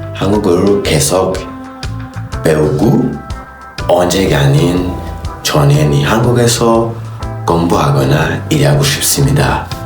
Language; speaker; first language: Korean; non-native, learner; Kinyarwanda